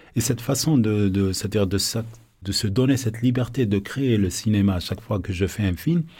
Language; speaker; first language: French; non-native, local second language; Arabic